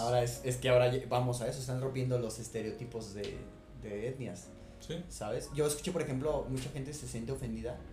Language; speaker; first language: Spanish; native; Spanish